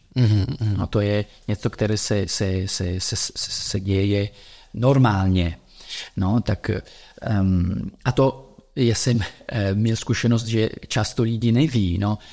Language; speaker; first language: Czech; non-native, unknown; Italian